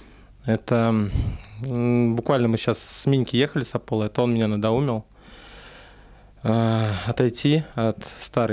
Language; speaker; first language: Russian; native; Russian